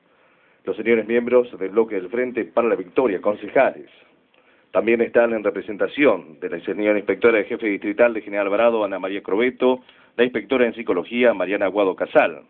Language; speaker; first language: Spanish; native; Spanish